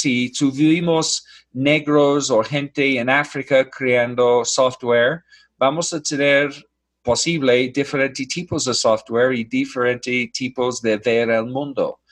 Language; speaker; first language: Spanish; non-native, fluent; English